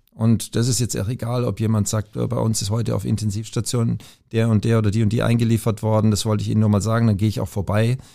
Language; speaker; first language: German; native; German